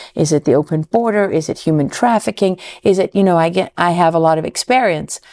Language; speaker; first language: English; native; English